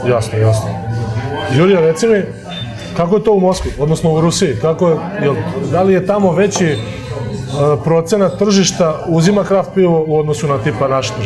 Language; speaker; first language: Serbian; native; Serbian